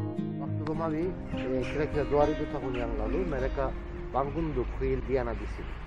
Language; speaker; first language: Indonesian; non-native, learner; Turkish